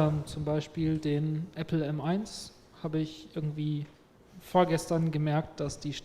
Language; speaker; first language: German; native; German